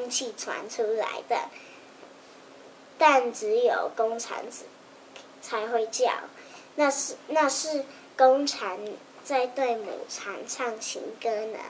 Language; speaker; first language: Chinese; native; Chinese